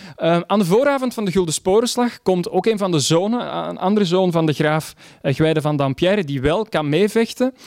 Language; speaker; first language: Dutch; native; Dutch